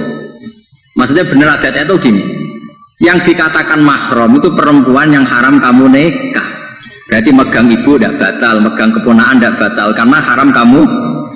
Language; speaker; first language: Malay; non-native, local second language; Javanese